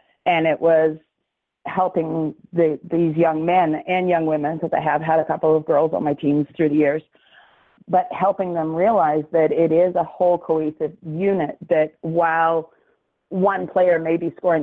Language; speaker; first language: English; native; English